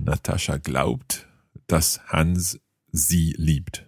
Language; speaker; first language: German; non-native, learner; English